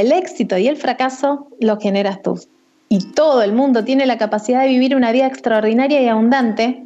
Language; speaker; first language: Spanish; native; Spanish